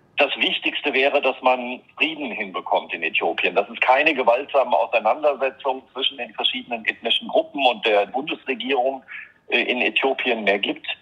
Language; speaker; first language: German; native; German